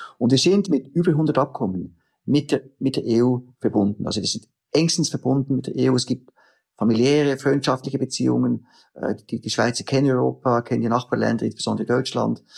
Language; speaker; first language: German; native; German